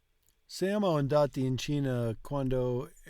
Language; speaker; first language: Italian; non-native, learner; English